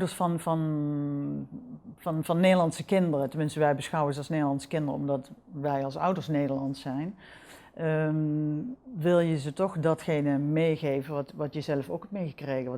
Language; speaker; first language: Dutch; native; Dutch